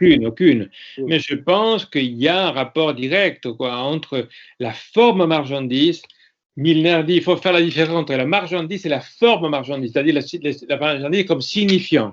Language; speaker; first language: French; non-native, fluent; Spanish